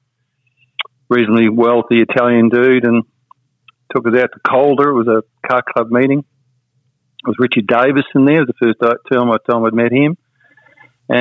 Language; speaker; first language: English; native; English